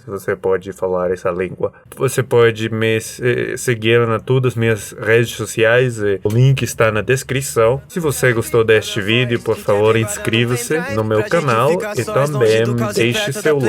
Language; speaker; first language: Portuguese; non-native, learner; Spanish